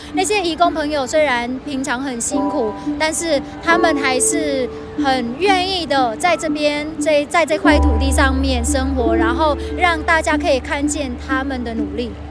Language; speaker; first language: Chinese; non-native, fluent; Vietnamese